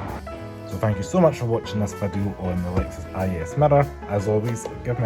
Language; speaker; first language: English; native; English